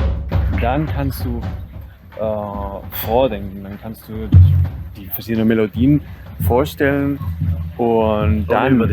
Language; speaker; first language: German; non-native, fluent; Spanish